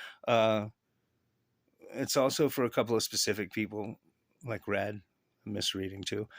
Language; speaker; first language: English; native; English